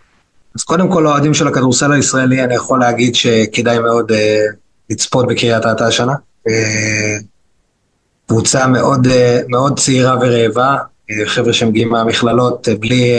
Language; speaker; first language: Hebrew; native; Hebrew